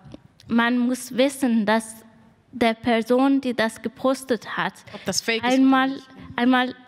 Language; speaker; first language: German; non-native, learner; Persian